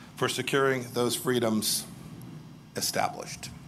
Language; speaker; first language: English; native; English